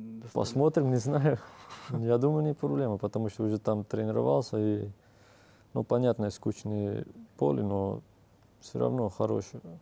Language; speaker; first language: Russian; non-native, learner; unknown